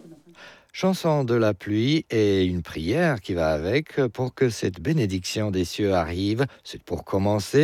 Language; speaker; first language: French; non-native, fluent; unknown